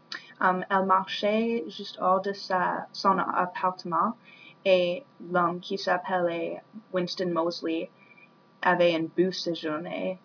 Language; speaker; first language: French; non-native, learner; English